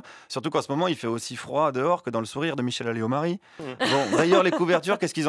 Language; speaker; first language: French; native; French